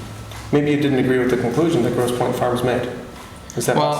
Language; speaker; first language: English; native; English